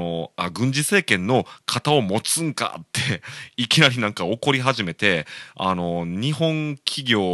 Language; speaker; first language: Japanese; native; Japanese